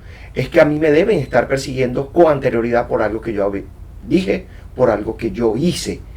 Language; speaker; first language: Spanish; native; Spanish